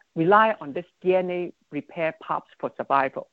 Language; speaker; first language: English; non-native, local second language; Cantonese